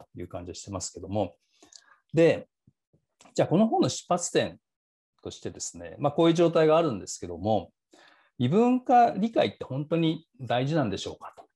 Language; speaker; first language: Japanese; native; Japanese